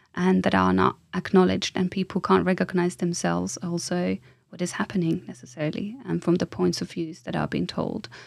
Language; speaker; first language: English; non-native, fluent; Finnish